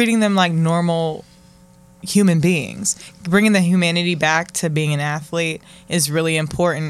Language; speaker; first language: English; native; English